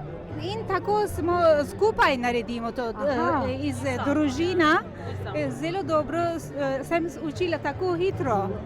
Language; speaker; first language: Slovenian; non-native, learner; Turkish